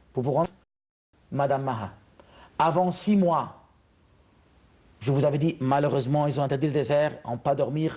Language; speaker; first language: French; non-native, fluent; Arabic